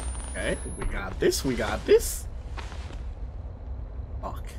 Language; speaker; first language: English; early bilingual, other home language; Spanish